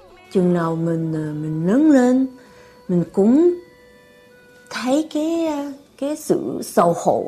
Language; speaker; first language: Vietnamese; early bilingual, heritage; Vietnamese